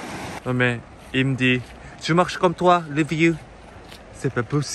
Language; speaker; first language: French; non-native, fluent; Korean